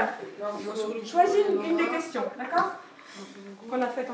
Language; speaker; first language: French; native; French